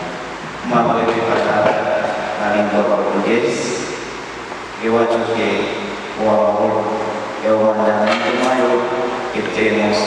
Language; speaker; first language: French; non-native, local second language; Haitian Creole